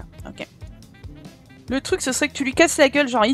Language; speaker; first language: French; native; French